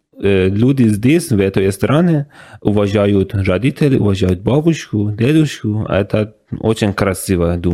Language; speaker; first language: Russian; non-native, learner; Persian